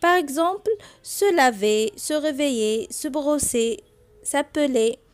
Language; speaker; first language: French; non-native, fluent; Arabic